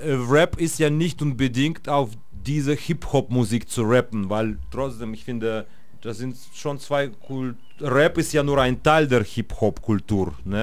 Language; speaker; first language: German; non-native, fluent; Russian